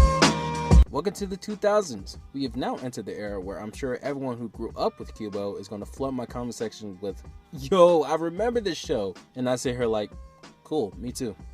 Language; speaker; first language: English; native; English